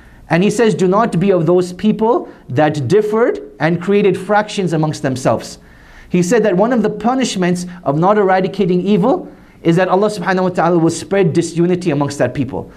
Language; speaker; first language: English; native; English